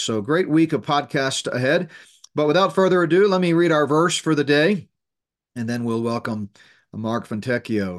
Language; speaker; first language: English; native; English